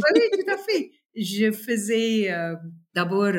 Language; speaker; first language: French; non-native, fluent; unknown